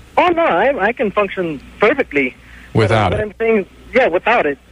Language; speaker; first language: English; native; English